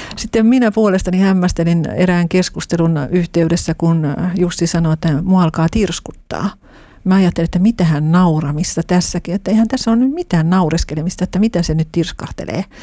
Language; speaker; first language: Finnish; native; Finnish